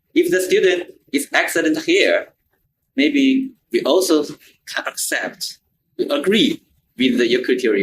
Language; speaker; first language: English; non-native, learner; Chinese